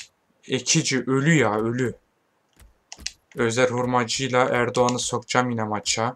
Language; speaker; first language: Turkish; native; Turkish